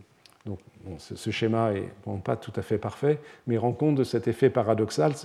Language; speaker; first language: French; native; French